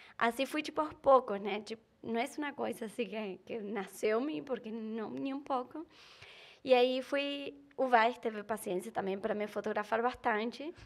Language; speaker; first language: Portuguese; non-native, fluent; Spanish